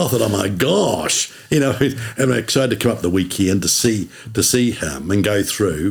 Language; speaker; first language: English; native; English